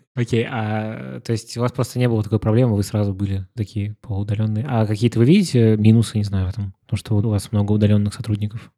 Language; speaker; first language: Russian; native; Russian